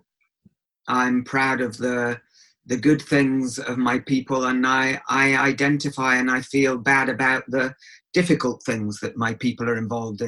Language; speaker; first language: English; native; English